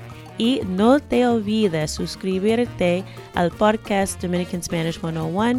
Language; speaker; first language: Spanish; non-native, fluent; English